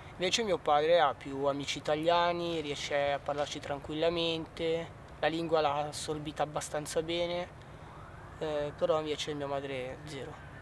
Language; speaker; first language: Italian; early bilingual, other home language; Arabic